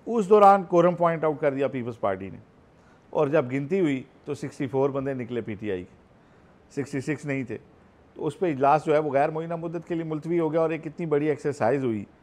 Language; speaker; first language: Urdu; native; Urdu